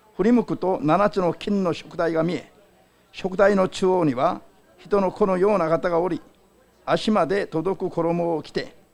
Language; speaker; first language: Japanese; non-native, fluent; Korean